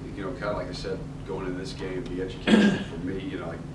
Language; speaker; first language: English; native; English